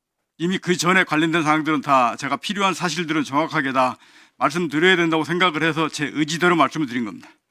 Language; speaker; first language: Korean; native; Korean